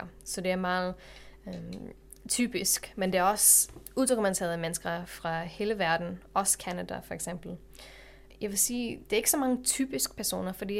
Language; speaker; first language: Danish; non-native, fluent; English